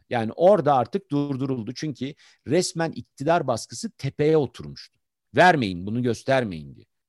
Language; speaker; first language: Turkish; native; Turkish